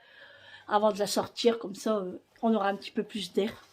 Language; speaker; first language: French; native; French